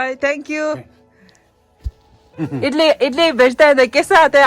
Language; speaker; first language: Hindi; non-native, local second language; Tibetan